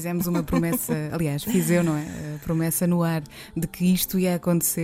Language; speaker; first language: Portuguese; native; Portuguese